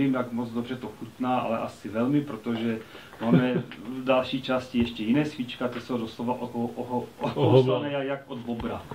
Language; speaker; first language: Czech; native; Czech